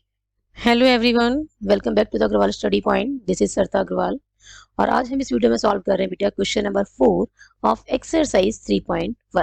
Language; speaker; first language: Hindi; native; Hindi